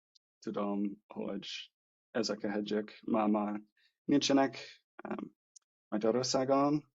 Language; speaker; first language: Hungarian; non-native, learner; English